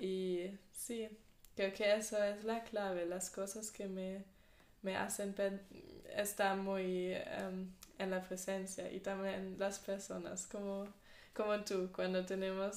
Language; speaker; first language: Spanish; non-native, fluent; German